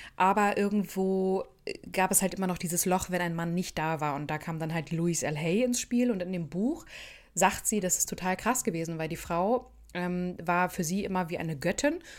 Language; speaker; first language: German; native; German